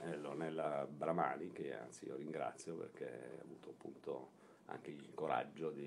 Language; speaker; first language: Italian; native; Italian